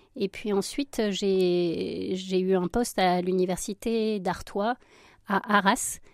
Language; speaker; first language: French; early bilingual, other home language; Spanish